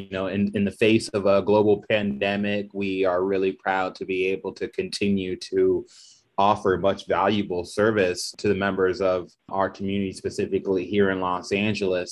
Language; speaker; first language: English; native; English